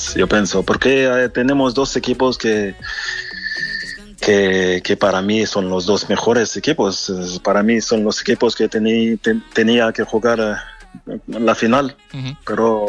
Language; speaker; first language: Spanish; non-native, fluent; French